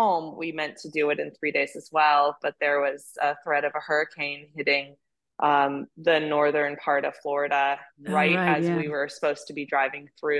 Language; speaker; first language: English; native; English